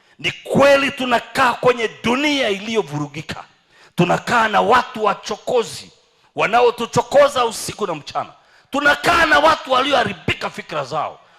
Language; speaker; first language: Swahili; native; Swahili